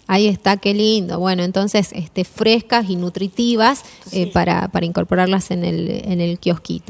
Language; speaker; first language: Spanish; native; Spanish